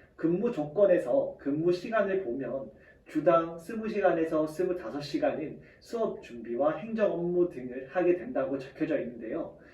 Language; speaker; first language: Korean; native; Korean